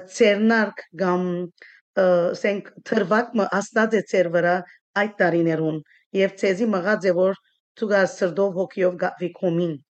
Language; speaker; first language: Armenian; early bilingual, heritage; Armenian